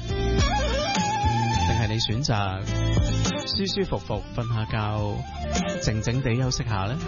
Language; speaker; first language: Chinese; non-native, local second language; Cantonese